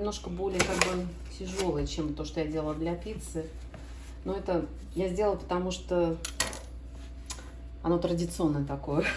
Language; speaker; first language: Russian; native; Russian